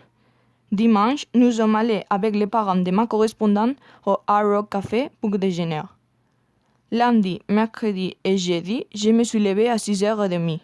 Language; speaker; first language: French; non-native, learner; Spanish